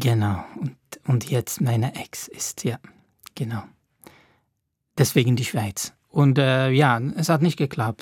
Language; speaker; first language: German; non-native, fluent; Arabic